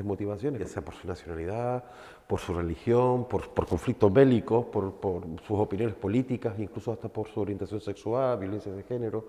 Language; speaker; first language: Spanish; native; Spanish